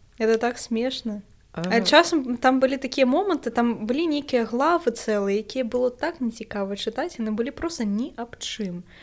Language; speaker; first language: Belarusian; non-native, local second language; Russian